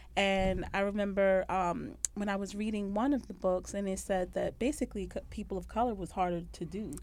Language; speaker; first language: English; native; English